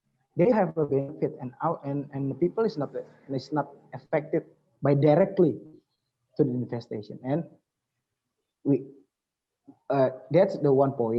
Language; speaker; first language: English; non-native, learner; Indonesian